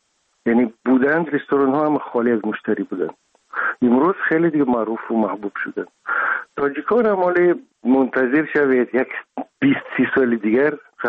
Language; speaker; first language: Persian; non-native, local second language; Russian